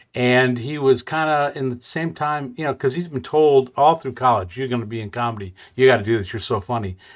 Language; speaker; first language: English; native; English